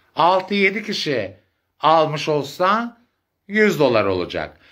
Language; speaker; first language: Turkish; native; Turkish